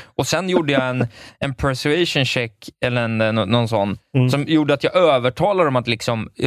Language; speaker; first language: Swedish; native; Swedish